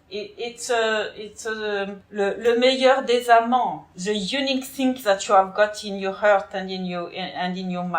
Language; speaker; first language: English; non-native, learner; French